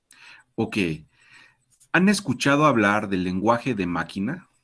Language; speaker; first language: Spanish; native; Spanish